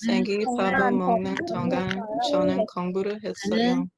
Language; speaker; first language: Korean; non-native, learner; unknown